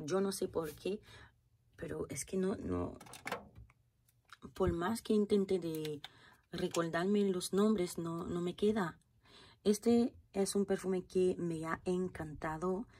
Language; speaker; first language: Spanish; non-native, fluent; Haitian Creole